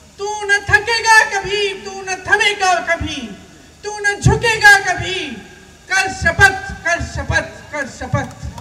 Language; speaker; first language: Hindi; native; Hindi